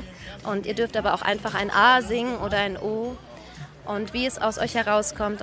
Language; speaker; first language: German; native; German